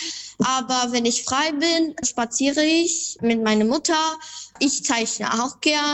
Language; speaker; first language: German; non-native, fluent; Albanian